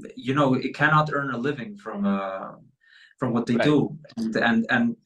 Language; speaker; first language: English; non-native, fluent; Spanish